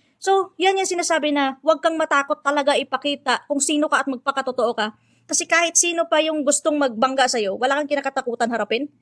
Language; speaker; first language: Filipino; non-native, local second language; Hiligaynon